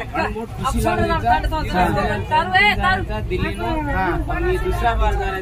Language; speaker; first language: Hindi; non-native, local second language; Lambadi